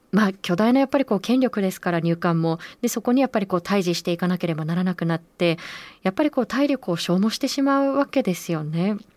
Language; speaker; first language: Japanese; native; Japanese